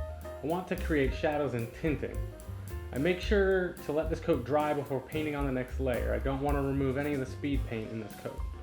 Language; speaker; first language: English; native; English